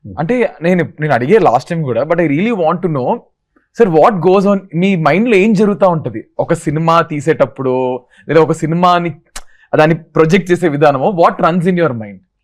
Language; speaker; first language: Telugu; native; Telugu